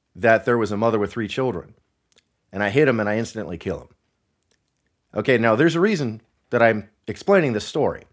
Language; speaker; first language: English; native; English